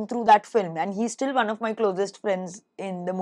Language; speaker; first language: Telugu; non-native, learner; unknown